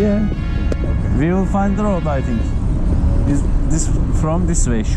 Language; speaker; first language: English; non-native, learner; Turkish